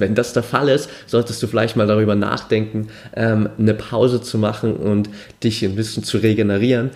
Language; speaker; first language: German; native; German